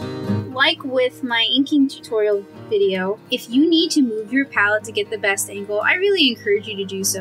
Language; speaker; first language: English; native; English